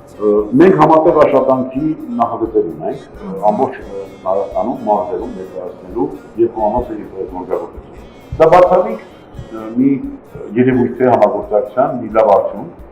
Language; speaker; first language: Armenian; native; Armenian